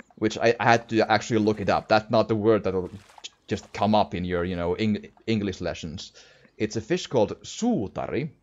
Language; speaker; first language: English; non-native, fluent; Finnish